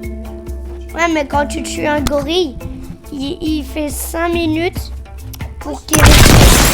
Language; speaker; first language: French; native; French